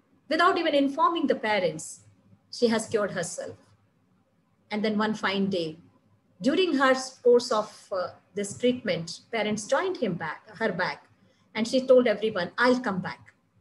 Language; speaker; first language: English; non-native, local second language; Malayalam